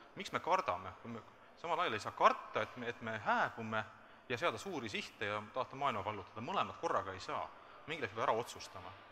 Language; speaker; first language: Estonian; native; Estonian